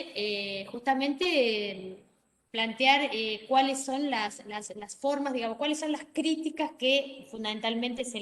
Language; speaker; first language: Spanish; native; Spanish